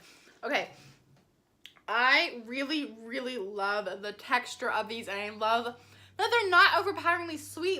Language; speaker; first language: English; native; English